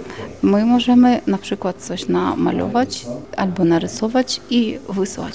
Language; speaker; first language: Polish; non-native, fluent; Ukrainian